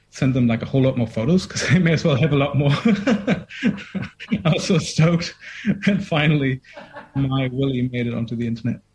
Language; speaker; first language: English; non-native, fluent; German